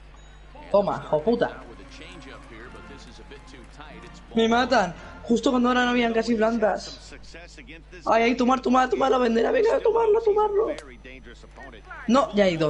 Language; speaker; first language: Spanish; native; Spanish